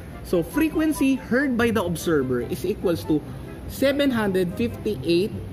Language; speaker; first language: English; non-native, local second language; Filipino